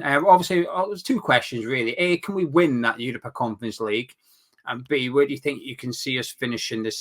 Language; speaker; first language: English; native; English